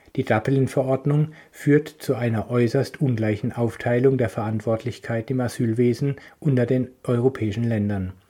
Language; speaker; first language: German; native; German